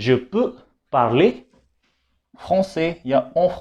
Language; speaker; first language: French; non-native, fluent; Hindi